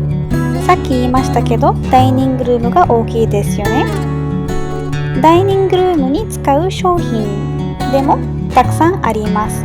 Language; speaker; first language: Japanese; non-native, fluent; Arabic